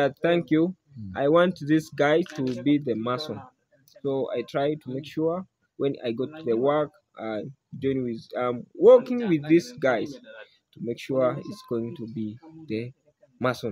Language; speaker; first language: English; non-native, learner; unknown